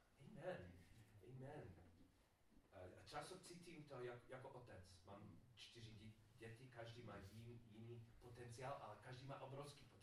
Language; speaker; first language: Czech; non-native, learner; English